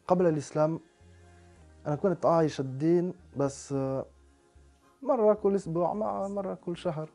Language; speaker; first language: Arabic; non-native, learner; French